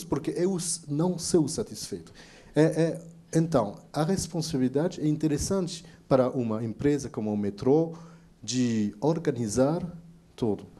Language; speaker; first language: Portuguese; non-native, fluent; French